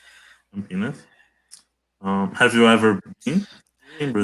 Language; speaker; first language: English; non-native, learner; Portuguese